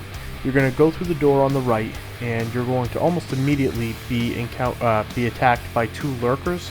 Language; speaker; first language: English; native; English